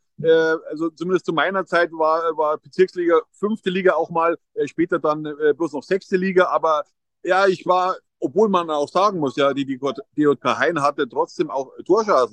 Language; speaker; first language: German; native; German